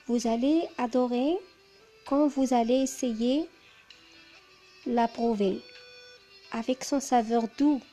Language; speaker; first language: French; non-native, local second language; Arabic